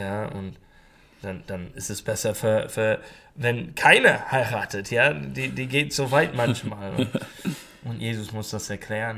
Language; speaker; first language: German; non-native, learner; English